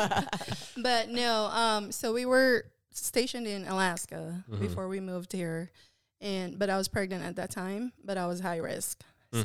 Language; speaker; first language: English; non-native, local second language; Filipino